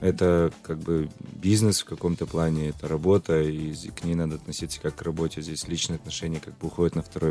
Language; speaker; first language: Russian; native; Russian